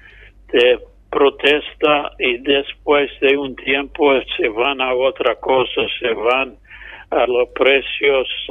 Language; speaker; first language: Spanish; non-native, fluent; English